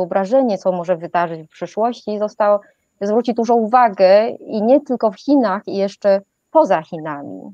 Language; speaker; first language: Polish; non-native, fluent; Chinese